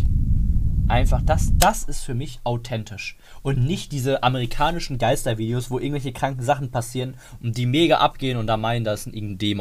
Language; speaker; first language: German; native; German